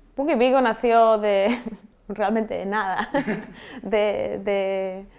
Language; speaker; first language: Spanish; non-native, local second language; Galician